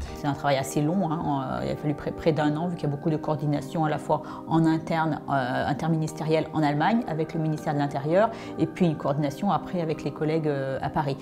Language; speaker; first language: French; native; French